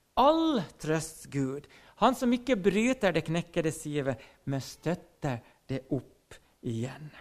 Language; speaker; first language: Norwegian; non-native, fluent; Finnish